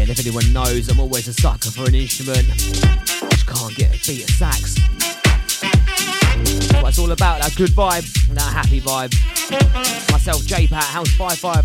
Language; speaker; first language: English; native; English